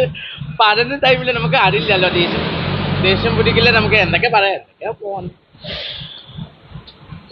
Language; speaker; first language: Malayalam; non-native, local second language; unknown